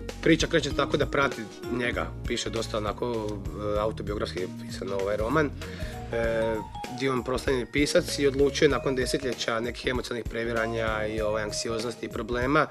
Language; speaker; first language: Croatian; native; Croatian